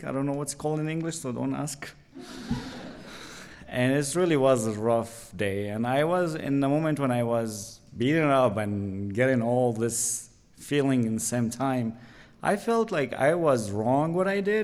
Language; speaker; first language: English; non-native, learner; Arabic